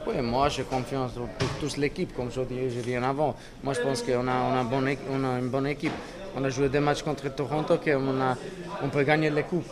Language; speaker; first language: French; non-native, learner; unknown